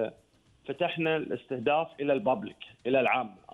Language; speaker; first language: Arabic; native; Arabic